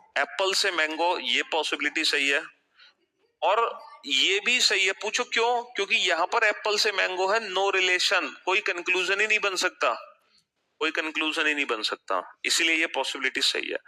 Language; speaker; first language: Hindi; native; Hindi